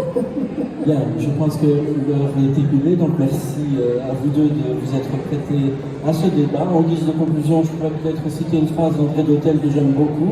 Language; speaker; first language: French; native; French